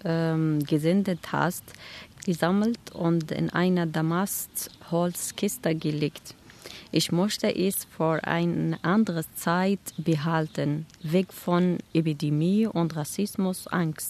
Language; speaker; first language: German; non-native, learner; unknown